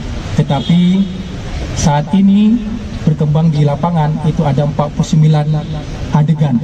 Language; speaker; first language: Indonesian; native; Indonesian